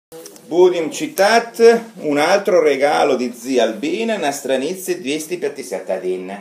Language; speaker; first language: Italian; non-native, fluent; Russian